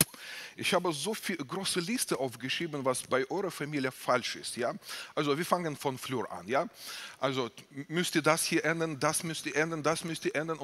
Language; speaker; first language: German; non-native, fluent; Russian